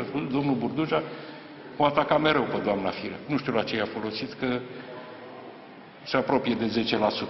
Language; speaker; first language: Romanian; native; Romanian